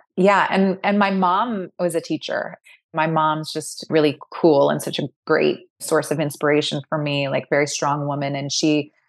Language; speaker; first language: English; native; English